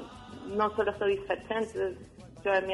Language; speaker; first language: Italian; non-native, fluent; Spanish